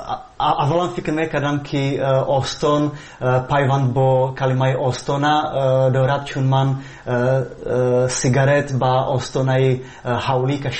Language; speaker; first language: Tajik; non-native, fluent; Czech